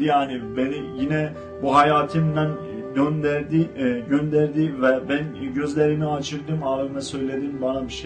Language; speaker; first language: Turkish; non-native, fluent; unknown